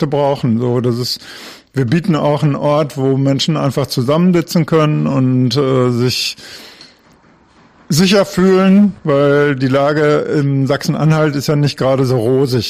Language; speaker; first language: German; native; German